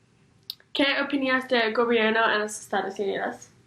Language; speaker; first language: Spanish; non-native, learner; English